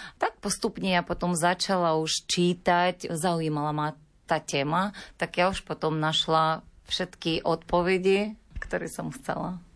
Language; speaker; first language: Slovak; non-native, learner; Ukrainian